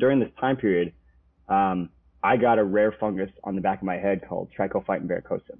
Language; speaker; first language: English; native; English